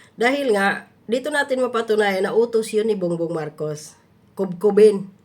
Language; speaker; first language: Filipino; non-native, local second language; Cebuano